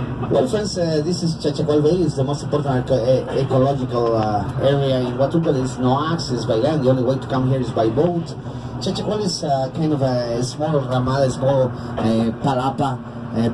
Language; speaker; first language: English; non-native, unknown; Spanish